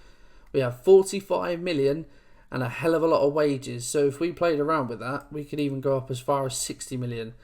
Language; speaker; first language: English; native; English